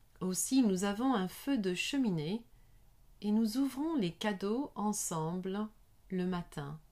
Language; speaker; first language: French; non-native, learner; English